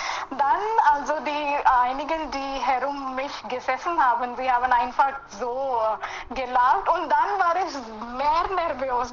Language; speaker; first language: German; non-native, fluent; Hindi